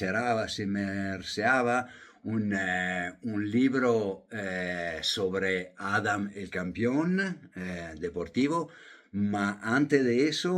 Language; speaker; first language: Spanish; non-native, fluent; Italian